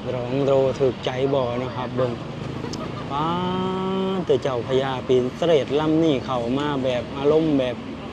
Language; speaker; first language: Thai; non-native, local second language; Lao